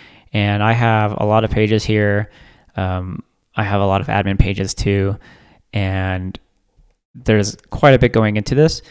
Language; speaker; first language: English; native; English